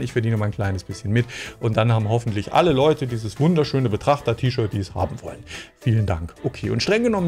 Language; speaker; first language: German; native; German